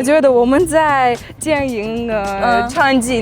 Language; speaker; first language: Chinese; non-native, fluent; Russian